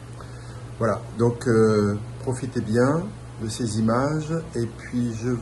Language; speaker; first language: French; native; French